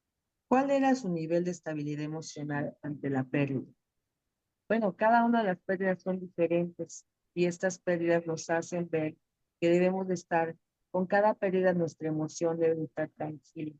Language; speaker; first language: Spanish; native; Spanish